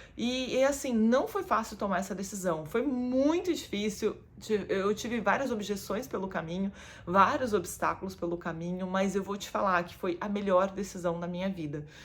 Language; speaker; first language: Portuguese; native; Portuguese